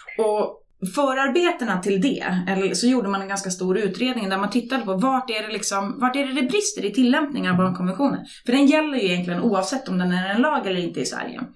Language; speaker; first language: Swedish; native; Swedish